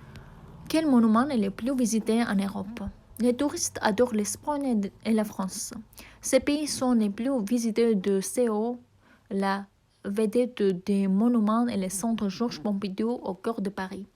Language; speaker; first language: French; non-native, learner; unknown